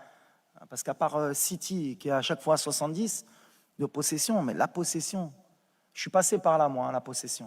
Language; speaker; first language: French; native; French